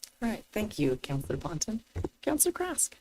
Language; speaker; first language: English; native; English